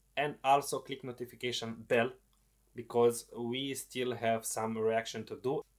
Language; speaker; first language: English; non-native, fluent; Romanian